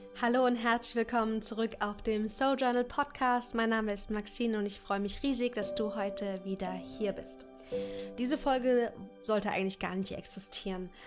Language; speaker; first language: German; native; German